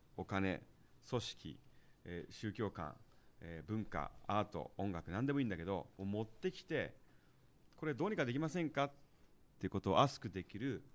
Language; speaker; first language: Japanese; early bilingual, heritage; Japanese